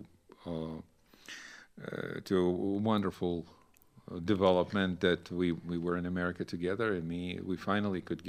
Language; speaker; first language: English; non-native, fluent; Ukrainian